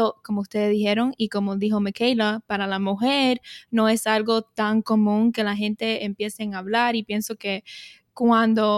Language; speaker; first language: Spanish; early bilingual, heritage; Spanish